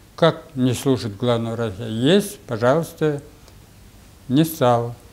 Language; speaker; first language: Russian; non-native, local second language; Bashkir